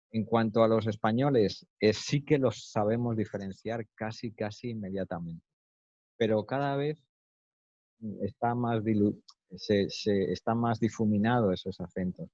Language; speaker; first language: Spanish; native; Spanish